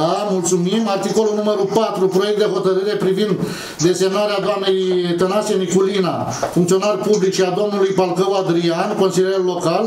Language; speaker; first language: Romanian; native; Romanian